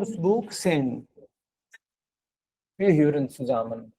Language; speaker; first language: German; non-native, fluent; Hindi